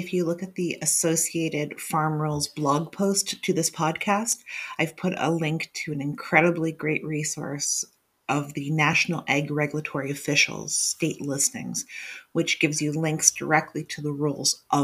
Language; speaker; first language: English; native; English